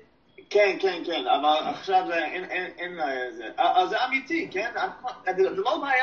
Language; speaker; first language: Hebrew; non-native, fluent; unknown